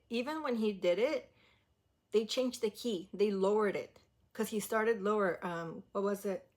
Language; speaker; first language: English; early bilingual, other home language; Spanish